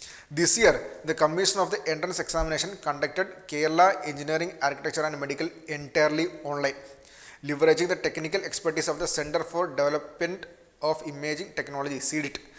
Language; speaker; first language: English; non-native, local second language; Malayalam